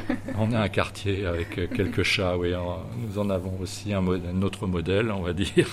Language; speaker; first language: French; native; French